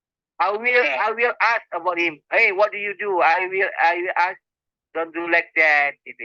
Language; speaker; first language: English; non-native, learner; Indonesian